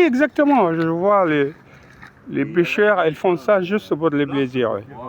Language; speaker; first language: French; non-native, fluent; Arabic